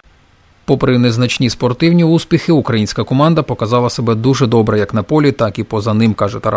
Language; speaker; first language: Ukrainian; native; Ukrainian